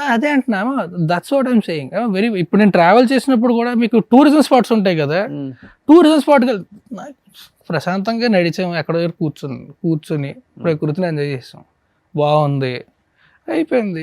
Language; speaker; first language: Telugu; native; Telugu